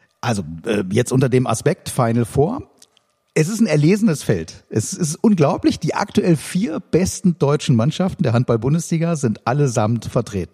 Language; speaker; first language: German; native; German